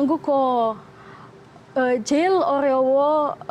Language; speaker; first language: Korean; non-native, learner; Indonesian